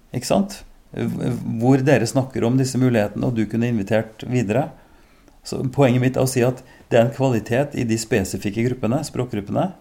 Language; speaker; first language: Norwegian; native; Norwegian